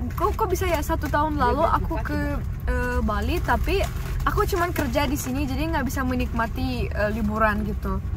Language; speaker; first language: Indonesian; non-native, fluent; Russian